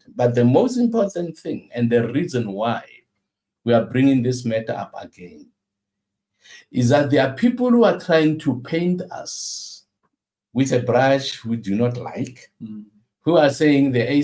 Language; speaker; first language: English; non-native, local second language; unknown